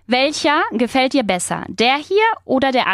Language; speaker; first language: German; non-native, fluent; Spanish